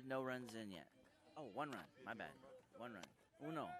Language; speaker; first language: English; native; English